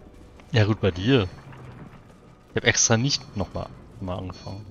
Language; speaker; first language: German; native; German